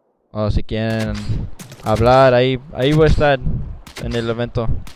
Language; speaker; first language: Spanish; early bilingual, other home language; English